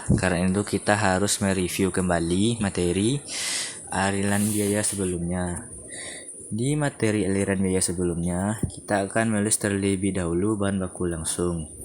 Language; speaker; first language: Indonesian; native; Indonesian